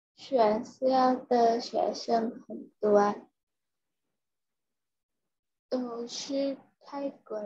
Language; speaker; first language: Chinese; non-native, learner; Thai